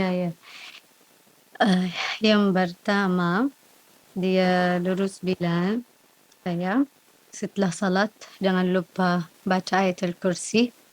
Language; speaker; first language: Indonesian; non-native, learner; Arabic